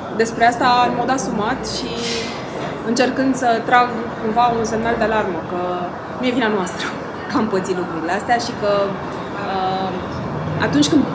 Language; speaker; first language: Romanian; native; Romanian